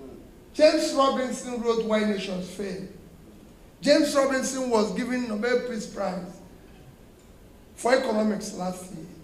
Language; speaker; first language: English; non-native, local second language; Igbo